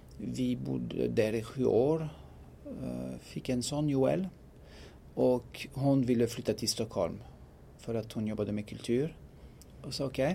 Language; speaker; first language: Swedish; non-native, fluent; French